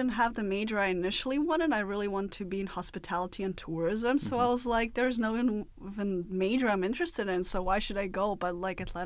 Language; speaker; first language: English; non-native, fluent; Russian